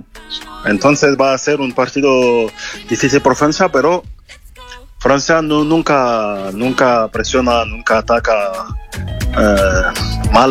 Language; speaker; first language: Spanish; non-native, fluent; French